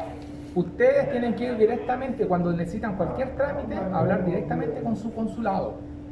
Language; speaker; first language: Spanish; native; Spanish